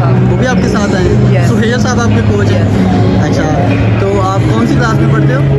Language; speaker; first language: Urdu; non-native, local second language; Punjabi